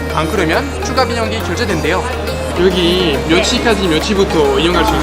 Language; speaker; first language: Korean; native; Korean